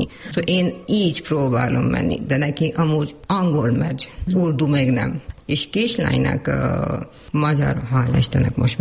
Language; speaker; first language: Hungarian; non-native, learner; Urdu